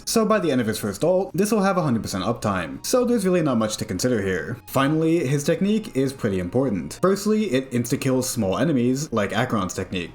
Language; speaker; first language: English; native; English